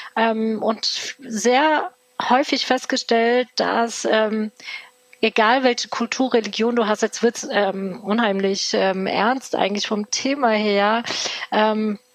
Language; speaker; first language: German; early bilingual, other home language; Turkish